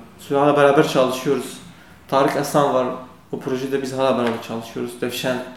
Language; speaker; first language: Turkish; non-native, learner; Kurdish